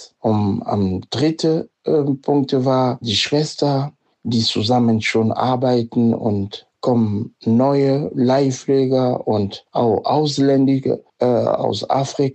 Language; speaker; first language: German; non-native, fluent; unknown